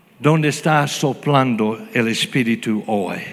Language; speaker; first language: Spanish; non-native, fluent; English